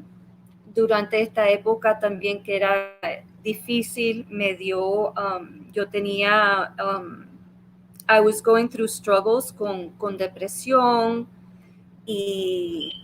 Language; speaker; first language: Spanish; early bilingual, heritage; Spanish